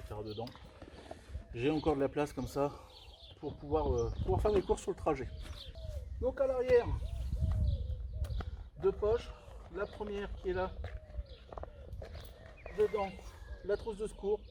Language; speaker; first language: French; native; French